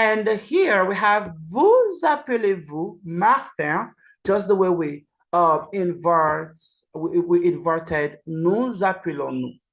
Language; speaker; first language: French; non-native, learner; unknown